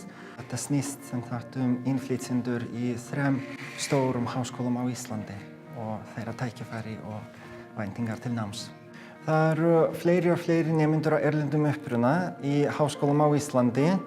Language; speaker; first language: Icelandic; non-native, fluent; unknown